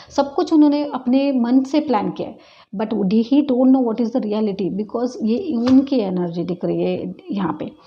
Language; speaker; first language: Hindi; non-native, local second language; Marathi